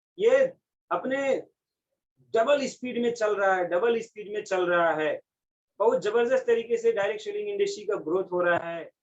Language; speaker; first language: Hindi; native; Hindi